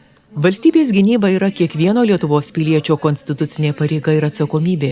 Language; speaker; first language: Lithuanian; native; Lithuanian